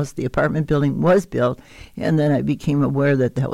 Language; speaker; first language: English; native; English